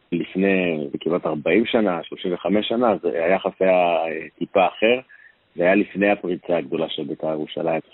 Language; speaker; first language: Hebrew; native; Hebrew